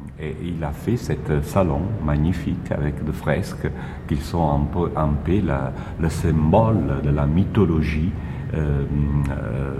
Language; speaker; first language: French; non-native, learner; Italian